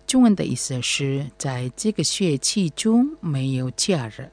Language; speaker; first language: Chinese; non-native, fluent; Indonesian